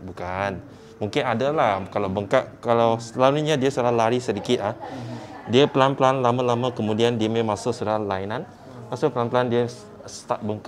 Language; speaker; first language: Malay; non-native, local second language; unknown